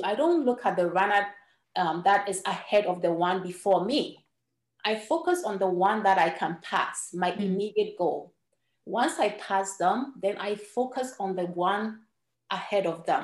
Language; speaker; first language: English; non-native, local second language; Ewe